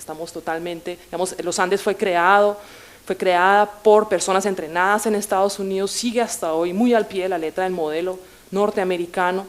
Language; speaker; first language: Spanish; native; Spanish